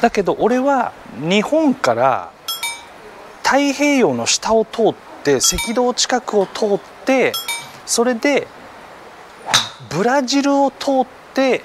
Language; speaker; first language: Japanese; native; Japanese